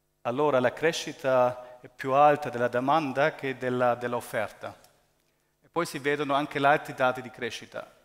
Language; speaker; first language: Italian; early bilingual, heritage; German